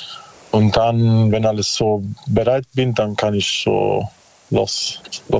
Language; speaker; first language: German; non-native, learner; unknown